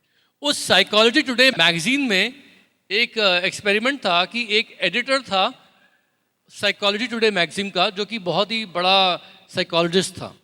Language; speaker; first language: Hindi; native; Hindi